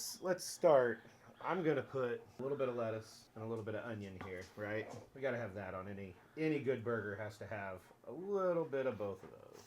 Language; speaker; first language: English; native; English